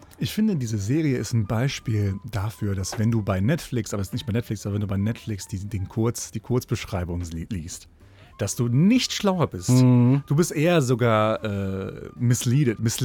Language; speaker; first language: German; native; German